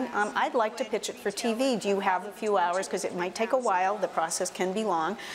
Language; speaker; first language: English; native; English